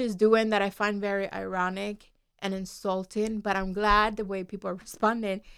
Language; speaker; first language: English; non-native, fluent; Spanish